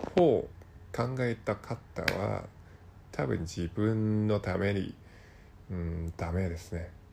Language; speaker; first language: Japanese; non-native, learner; Cantonese